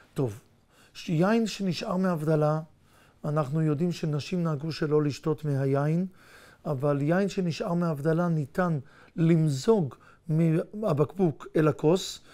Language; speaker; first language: Hebrew; native; Hebrew